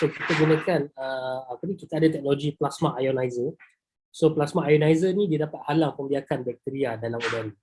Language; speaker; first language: Malay; native; Malay